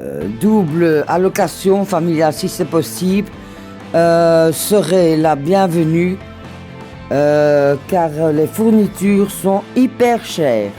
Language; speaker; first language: French; non-native, learner; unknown